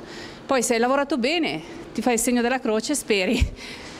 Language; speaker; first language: Italian; native; Italian